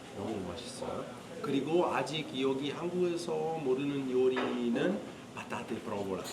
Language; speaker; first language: Korean; non-native, learner; Italian